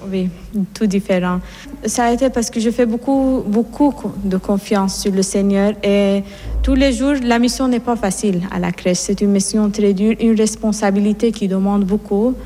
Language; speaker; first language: French; non-native, fluent; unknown